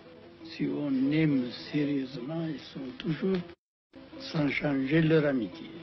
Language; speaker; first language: French; non-native, fluent; Amharic